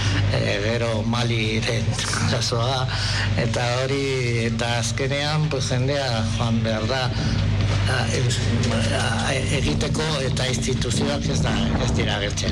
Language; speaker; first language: Basque; non-native, local second language; Spanish